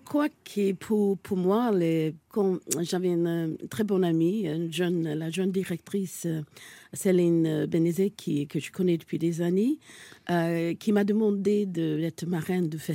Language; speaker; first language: French; non-native, fluent; English